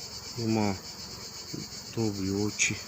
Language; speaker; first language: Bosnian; non-native, learner; Russian